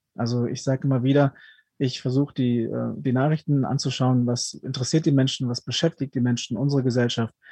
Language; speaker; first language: German; early bilingual, other home language; Spanish